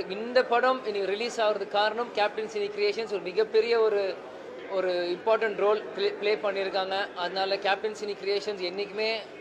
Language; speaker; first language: Tamil; native; Tamil